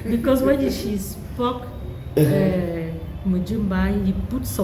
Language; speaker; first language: English; non-native, learner; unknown